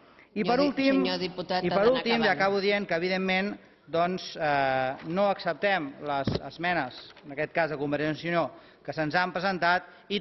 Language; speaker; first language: Catalan; native; Catalan